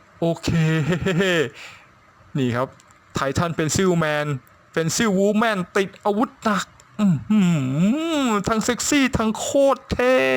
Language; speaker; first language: Thai; native; Thai